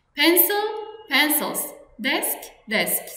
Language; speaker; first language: English; non-native, fluent; Turkish